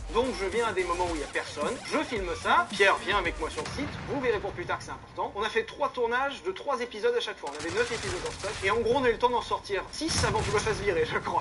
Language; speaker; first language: French; native; French